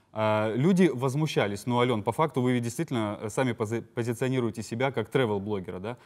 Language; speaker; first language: Russian; native; Russian